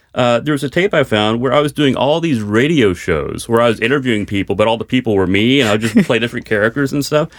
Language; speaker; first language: English; native; English